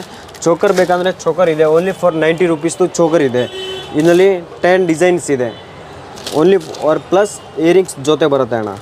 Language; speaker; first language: Kannada; non-native, local second language; Hindi